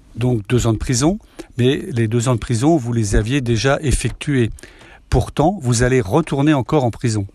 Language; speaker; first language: French; native; French